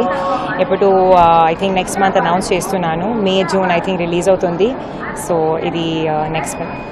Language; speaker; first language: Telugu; non-native, learner; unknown